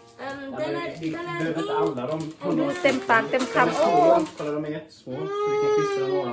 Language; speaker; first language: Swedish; non-native, learner; Thai